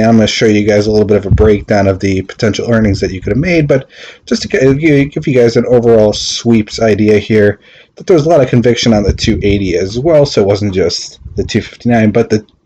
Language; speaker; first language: English; native; English